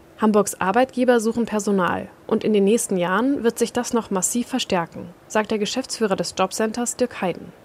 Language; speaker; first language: German; native; German